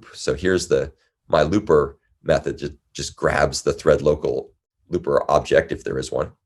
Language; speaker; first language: English; native; English